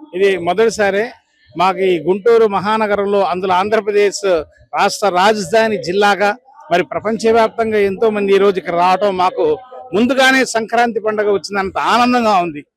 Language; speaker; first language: Telugu; native; Telugu